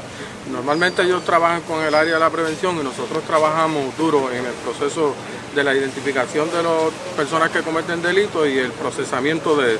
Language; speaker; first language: Spanish; native; Spanish